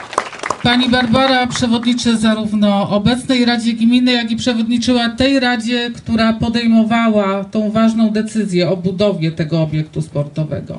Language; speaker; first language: Polish; native; Polish